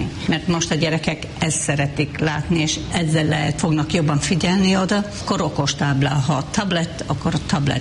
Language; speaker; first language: Hungarian; non-native, fluent; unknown